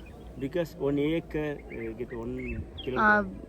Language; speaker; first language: English; non-native, learner; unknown